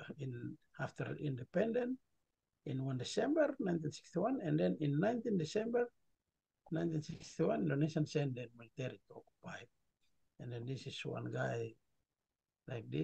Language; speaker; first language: English; non-native, learner; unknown